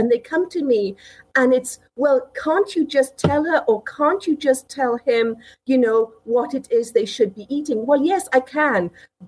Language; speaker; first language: English; native; English